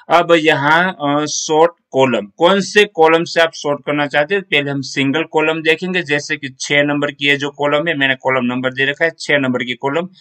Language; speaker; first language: Hindi; non-native, local second language; Gujarati